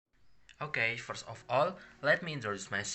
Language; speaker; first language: English; non-native, learner; Indonesian